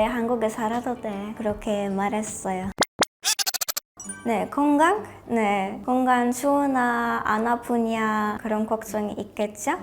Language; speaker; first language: Korean; non-native, learner; Polish